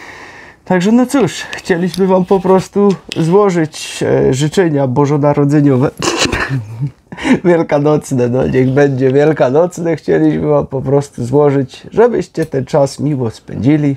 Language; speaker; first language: Polish; native; Polish